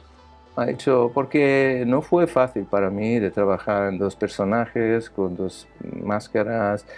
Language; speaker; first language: Spanish; non-native, learner; Italian